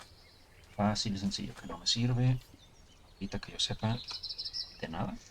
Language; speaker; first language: Spanish; early bilingual, heritage; Spanish